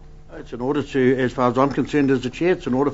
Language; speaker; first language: English; native; English